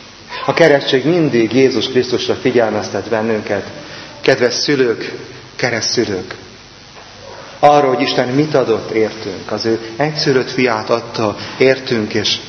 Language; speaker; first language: Hungarian; native; Hungarian